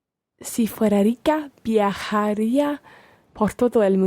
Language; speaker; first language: Spanish; non-native, learner; English